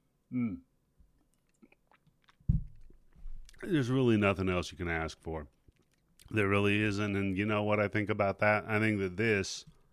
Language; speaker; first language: English; native; English